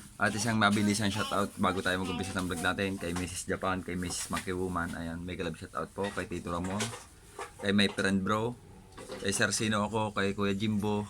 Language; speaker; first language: Filipino; native; Filipino